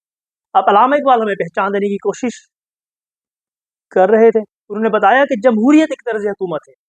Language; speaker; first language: Urdu; native; Urdu